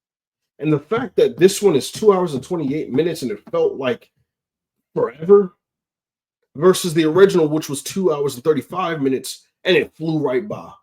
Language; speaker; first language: English; native; English